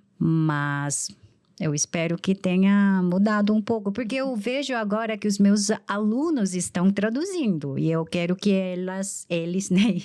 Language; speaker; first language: Portuguese; non-native, fluent; Korean